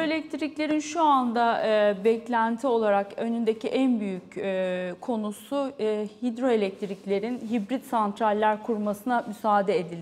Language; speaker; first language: Turkish; native; Turkish